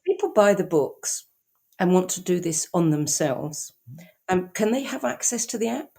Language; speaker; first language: English; native; English